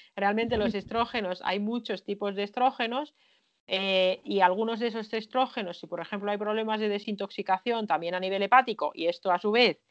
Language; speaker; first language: Spanish; non-native, fluent; Finnish